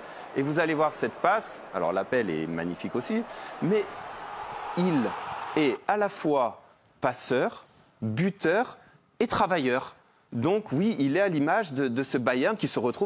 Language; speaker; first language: French; native; French